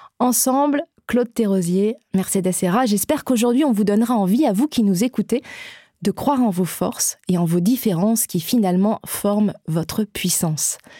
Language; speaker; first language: French; native; French